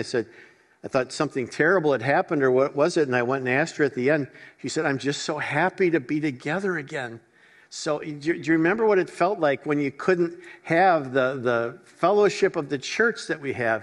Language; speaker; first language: English; native; English